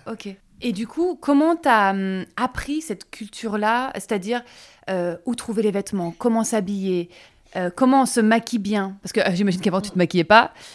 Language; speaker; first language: French; native; French